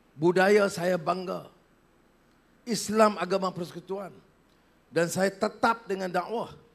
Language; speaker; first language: Malay; native; Malay